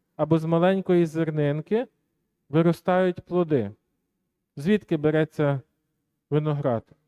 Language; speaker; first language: Ukrainian; native; Ukrainian